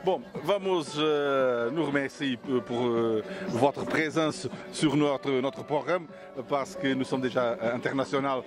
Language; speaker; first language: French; non-native, learner; Portuguese